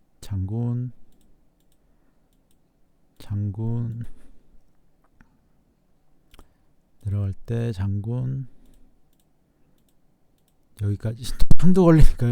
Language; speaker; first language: Korean; native; Korean